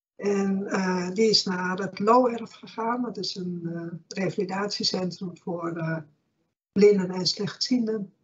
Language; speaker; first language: Dutch; native; Dutch